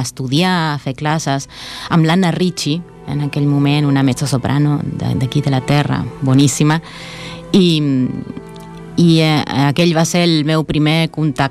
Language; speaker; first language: Catalan; non-native, fluent; Spanish